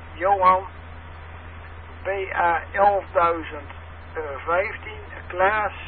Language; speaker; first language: Dutch; native; Dutch